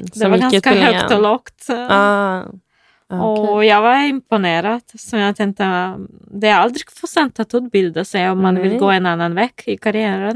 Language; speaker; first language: Swedish; non-native, fluent; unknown